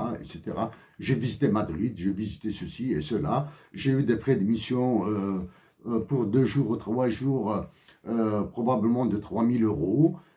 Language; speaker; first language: French; non-native, local second language; Kabyle